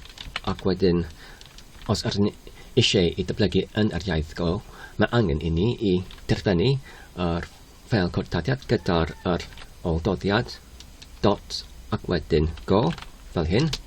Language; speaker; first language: Welsh; non-native, fluent; English